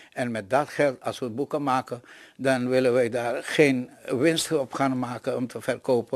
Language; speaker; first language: Dutch; non-native, local second language; Caribbean Hindustani